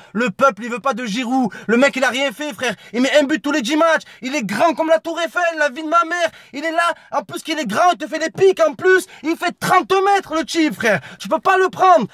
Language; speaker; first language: French; native; French